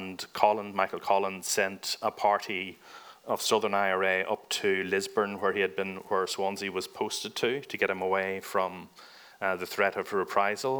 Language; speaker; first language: English; native; English